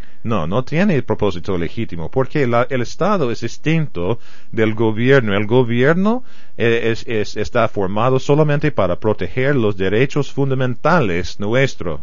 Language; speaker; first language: Spanish; non-native, fluent; English